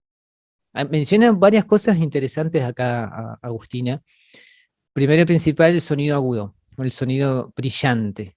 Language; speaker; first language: Spanish; native; Spanish